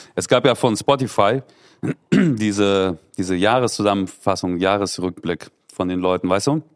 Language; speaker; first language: German; native; German